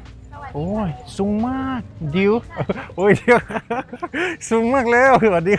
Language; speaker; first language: Thai; non-native, learner; Russian